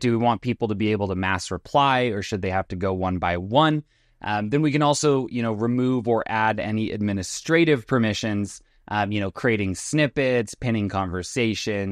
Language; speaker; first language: English; native; English